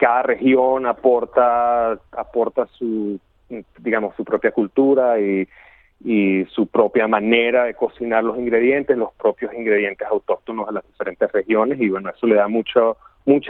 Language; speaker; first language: Spanish; native; Spanish